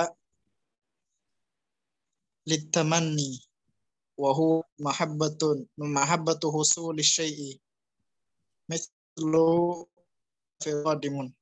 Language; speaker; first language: Arabic; non-native, learner; Indonesian